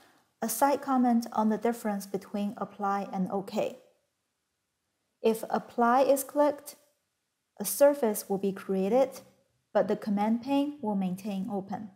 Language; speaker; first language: English; non-native, fluent; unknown